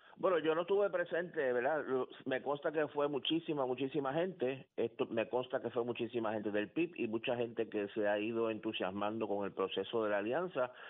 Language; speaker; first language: Spanish; native; Spanish